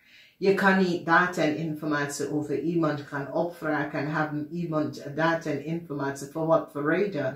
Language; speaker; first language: Dutch; non-native, fluent; English